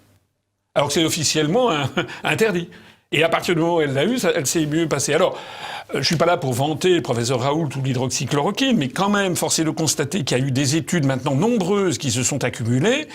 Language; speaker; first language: French; native; French